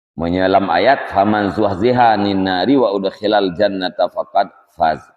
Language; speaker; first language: Malay; non-native, local second language; Achinese